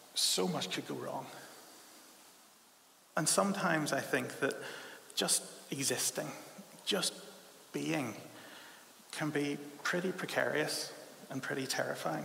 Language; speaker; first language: English; native; English